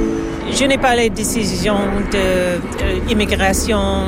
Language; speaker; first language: French; non-native, learner; English